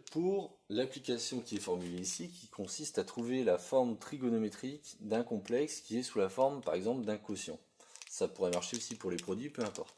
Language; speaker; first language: French; native; French